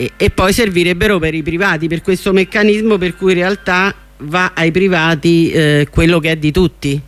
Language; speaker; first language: Italian; native; Italian